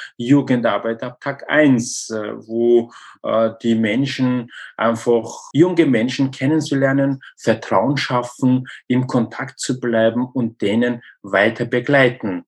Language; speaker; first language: German; non-native, learner; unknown